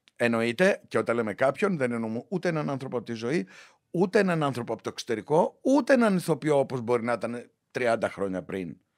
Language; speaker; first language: Greek; native; Greek